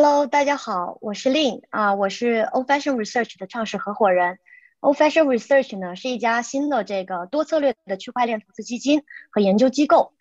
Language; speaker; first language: Chinese; native; Chinese